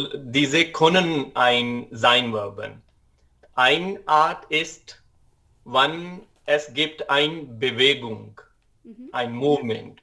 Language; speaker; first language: German; non-native, learner; Urdu